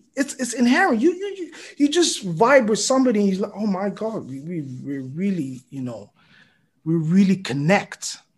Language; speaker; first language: English; non-native, local second language; Yoruba